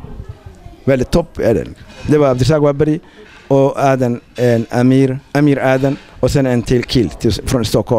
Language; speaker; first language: Swedish; non-native, fluent; Somali